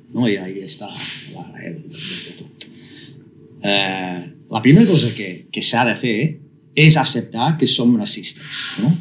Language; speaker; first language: Catalan; non-native, fluent; English